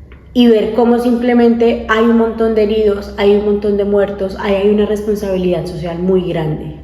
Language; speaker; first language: Spanish; native; Spanish